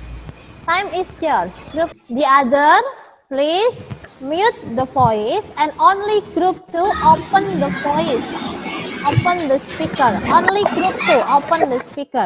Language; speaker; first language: English; non-native, fluent; Indonesian